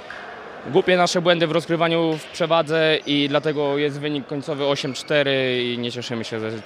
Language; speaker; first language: Polish; native; Polish